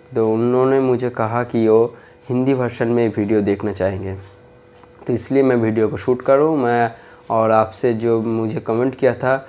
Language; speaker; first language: Hindi; non-native, local second language; Bangla